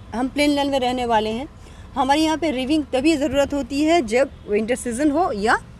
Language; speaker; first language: Hindi; non-native, local second language; Bangla